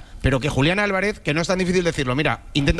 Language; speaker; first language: Spanish; native; Spanish